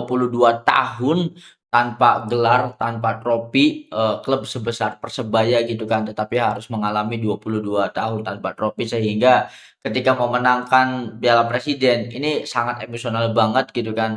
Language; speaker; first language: Indonesian; native; Indonesian